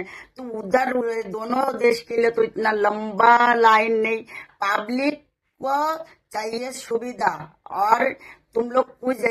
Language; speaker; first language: Hindi; non-native, local second language; Bangla